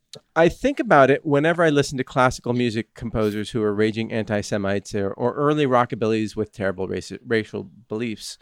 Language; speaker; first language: English; native; English